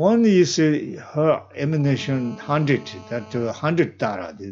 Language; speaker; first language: English; non-native, learner; Tibetan